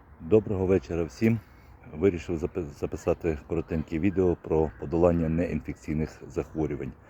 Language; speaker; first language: Ukrainian; native; Ukrainian